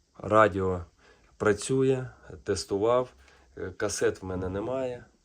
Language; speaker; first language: Ukrainian; non-native, local second language; Russian